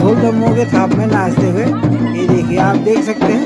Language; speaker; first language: Hindi; non-native, local second language; Garhwali